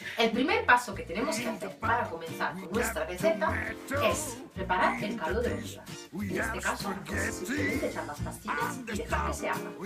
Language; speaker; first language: Spanish; non-native, fluent; Italian